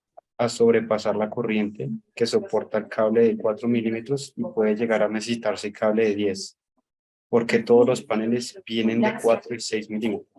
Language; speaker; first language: Spanish; native; Spanish